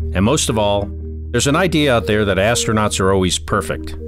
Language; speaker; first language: English; native; English